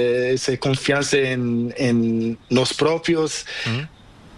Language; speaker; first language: Spanish; non-native, learner; Portuguese